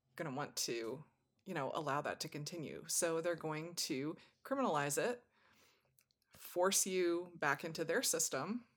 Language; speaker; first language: English; native; English